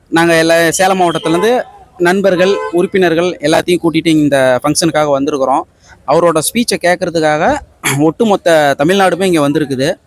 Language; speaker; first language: Tamil; native; Tamil